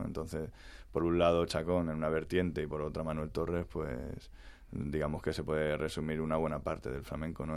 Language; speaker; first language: Spanish; native; Spanish